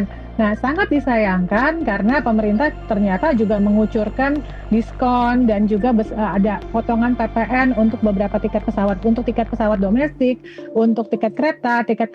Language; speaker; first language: Indonesian; native; Indonesian